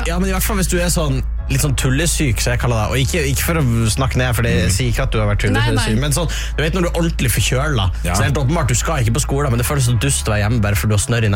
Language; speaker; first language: Norwegian; native; Norwegian